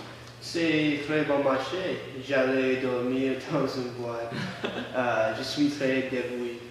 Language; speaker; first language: French; non-native, learner; English